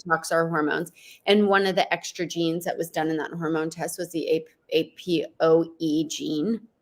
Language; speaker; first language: English; native; English